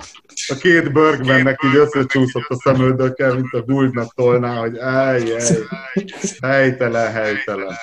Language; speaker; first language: Hungarian; native; Hungarian